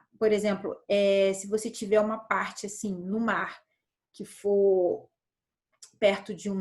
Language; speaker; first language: Portuguese; native; Portuguese